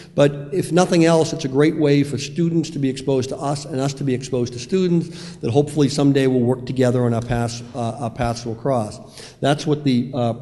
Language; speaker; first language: English; native; English